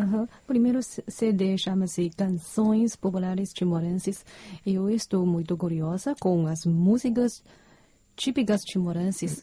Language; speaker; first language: Portuguese; non-native, fluent; Chinese